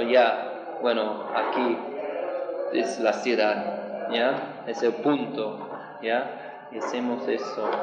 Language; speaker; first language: Spanish; non-native, learner; English